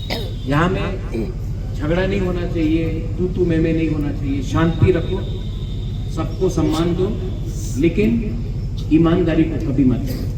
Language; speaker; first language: Hindi; non-native, local second language; Kok Borok